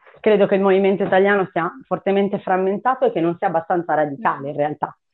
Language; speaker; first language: Italian; early bilingual, other home language; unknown